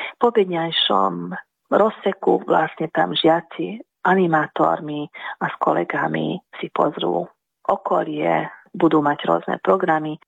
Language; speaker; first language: Slovak; early bilingual, heritage; Slovak